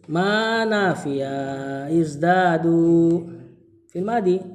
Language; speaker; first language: Arabic; non-native, fluent; Indonesian